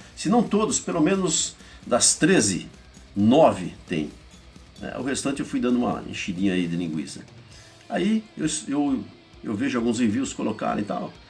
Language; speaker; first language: Portuguese; native; Portuguese